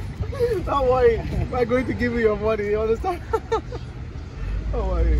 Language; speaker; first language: English; non-native, learner; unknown